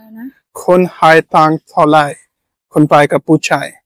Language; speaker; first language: Thai; non-native, learner; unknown